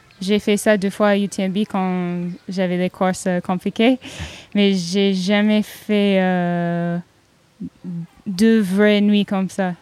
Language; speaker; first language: French; non-native, learner; English